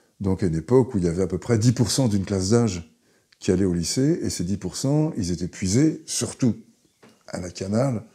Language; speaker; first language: French; early bilingual, other home language; Hebrew